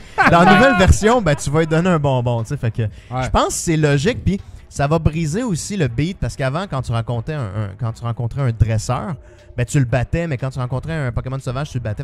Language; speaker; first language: French; native; French